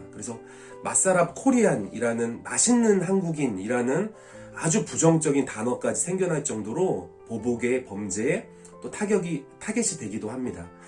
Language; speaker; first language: Korean; native; Korean